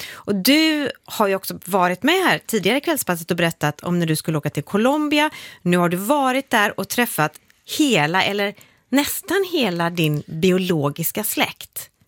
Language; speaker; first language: Swedish; native; Swedish